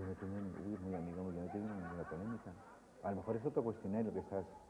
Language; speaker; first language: Spanish; native; Spanish